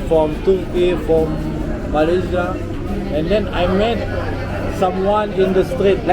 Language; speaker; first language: English; non-native, learner; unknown